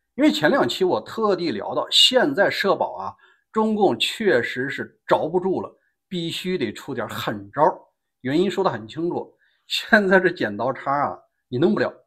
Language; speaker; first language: Chinese; native; Chinese